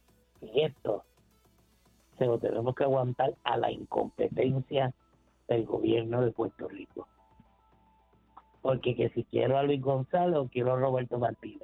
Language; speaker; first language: Spanish; native; Spanish